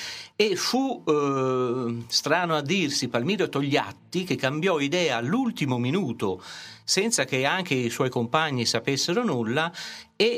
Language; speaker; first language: Italian; native; Italian